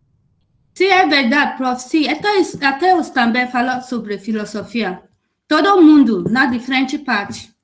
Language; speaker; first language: Portuguese; non-native, learner; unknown